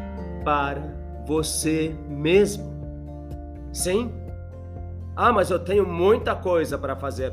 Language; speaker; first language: Portuguese; non-native, fluent; English